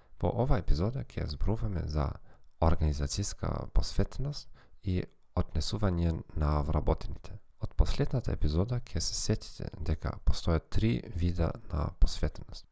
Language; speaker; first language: Macedonian; non-native, learner; German